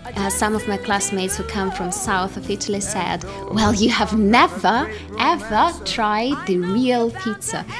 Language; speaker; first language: English; non-native, fluent; Russian